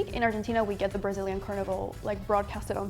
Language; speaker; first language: English; non-native, fluent; Spanish